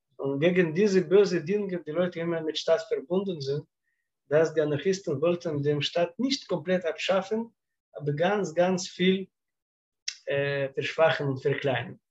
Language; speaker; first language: German; non-native, fluent; Russian